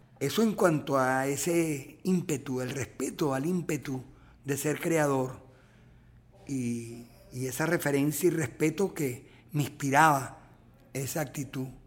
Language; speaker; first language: Spanish; native; Spanish